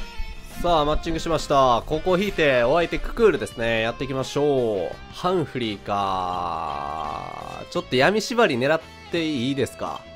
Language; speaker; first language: Japanese; native; Japanese